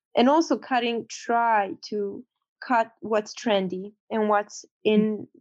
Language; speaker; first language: English; non-native, fluent; Romanian